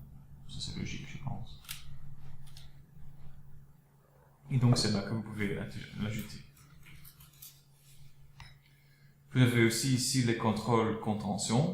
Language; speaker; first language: French; non-native, local second language; Dutch